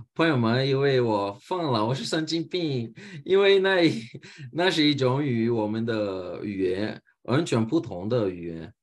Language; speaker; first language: Chinese; non-native, fluent; Portuguese